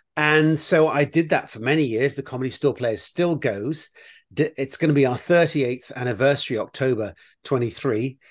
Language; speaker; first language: English; native; English